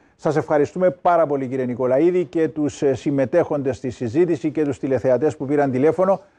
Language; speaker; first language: Greek; native; Greek